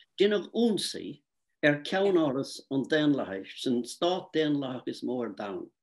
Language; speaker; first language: Irish; native; Irish